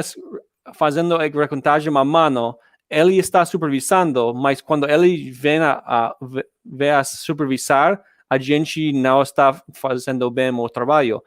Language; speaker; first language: Portuguese; non-native, learner; English